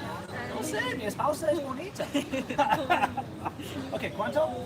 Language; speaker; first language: Spanish; non-native, learner; English